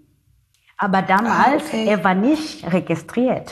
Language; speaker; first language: German; non-native, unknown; Zulu